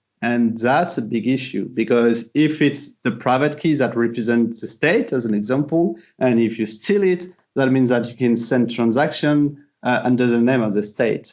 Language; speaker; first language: English; non-native, fluent; French